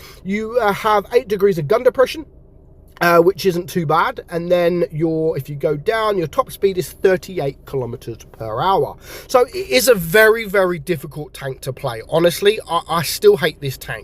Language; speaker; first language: English; native; English